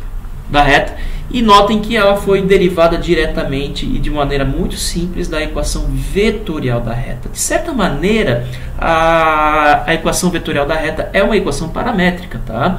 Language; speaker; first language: Portuguese; native; Portuguese